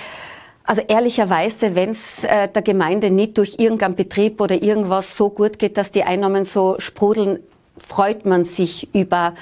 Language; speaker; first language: German; native; German